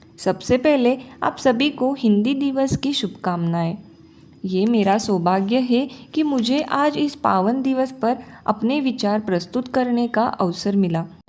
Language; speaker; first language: Hindi; native; Hindi